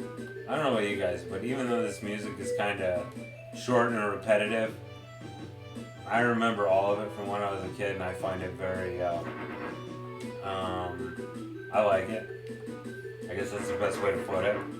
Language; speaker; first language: English; native; English